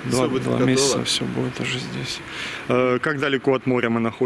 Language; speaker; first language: Russian; native; Russian